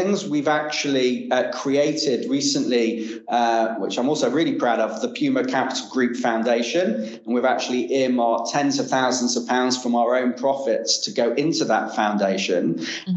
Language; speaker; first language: English; native; English